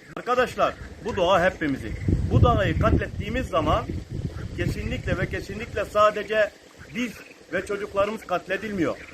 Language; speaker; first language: Turkish; native; Turkish